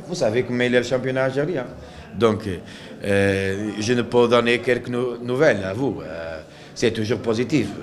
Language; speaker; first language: French; non-native, local second language; Arabic